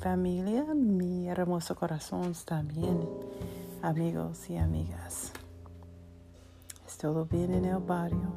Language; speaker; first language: Spanish; non-native, learner; English